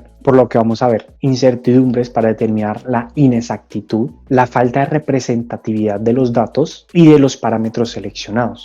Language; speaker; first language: Spanish; native; Spanish